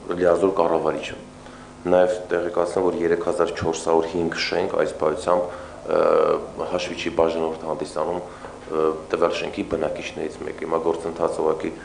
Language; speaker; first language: Armenian; native; Armenian